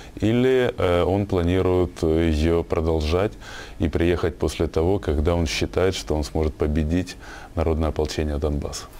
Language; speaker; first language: Russian; native; Russian